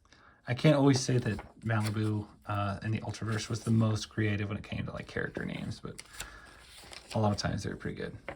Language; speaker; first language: English; native; English